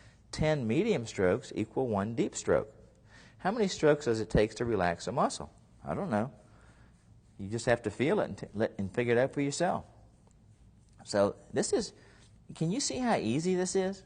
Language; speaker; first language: English; native; English